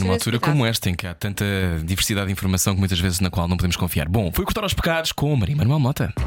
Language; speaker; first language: Portuguese; native; Portuguese